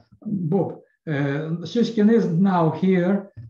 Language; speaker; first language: English; non-native, learner; Russian